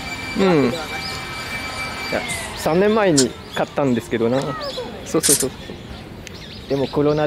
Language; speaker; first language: Japanese; non-native, fluent; French